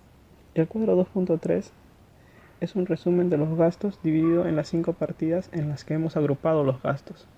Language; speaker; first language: Spanish; native; Spanish